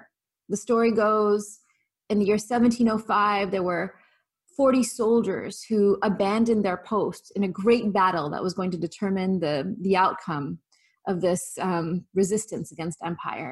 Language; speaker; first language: English; native; English